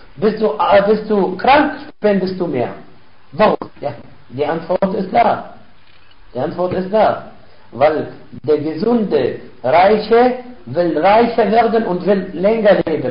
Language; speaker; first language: German; non-native, fluent; Arabic